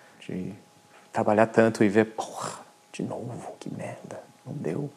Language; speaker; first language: Portuguese; non-native, fluent; French